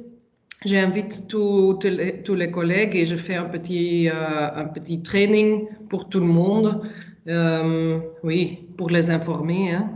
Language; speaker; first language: French; non-native, local second language; Dutch